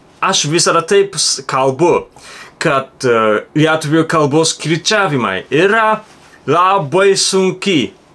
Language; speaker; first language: Lithuanian; non-native, learner; Japanese